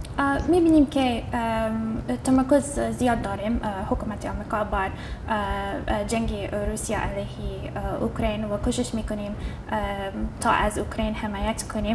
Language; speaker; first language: Persian; non-native, fluent; English